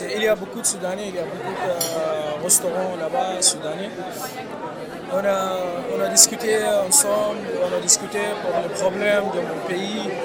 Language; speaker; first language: French; non-native, learner; Arabic